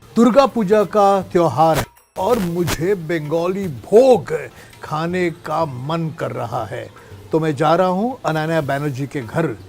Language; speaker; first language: Hindi; native; Hindi